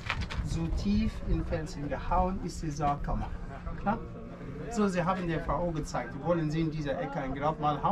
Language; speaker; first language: German; non-native, fluent; Arabic